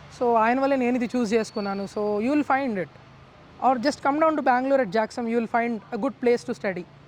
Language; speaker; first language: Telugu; native; Telugu